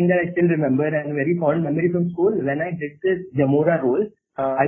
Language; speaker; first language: English; non-native, local second language; Malayalam